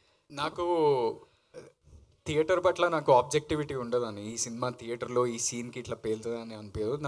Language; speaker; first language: Telugu; native; Telugu